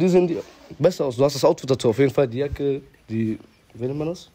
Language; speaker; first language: German; native; German